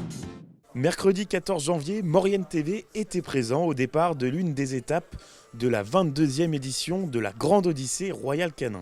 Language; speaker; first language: French; native; French